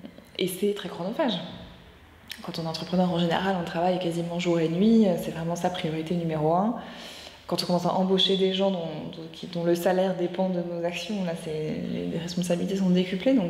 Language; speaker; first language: French; native; French